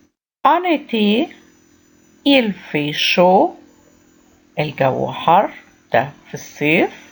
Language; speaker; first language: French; non-native, fluent; Arabic